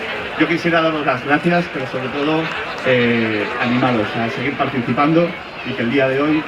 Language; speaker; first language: Spanish; native; Spanish